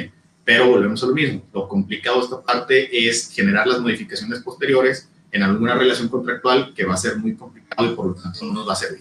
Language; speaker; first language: Spanish; native; Spanish